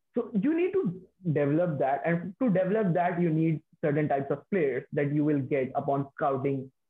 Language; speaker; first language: English; non-native, local second language; Hindi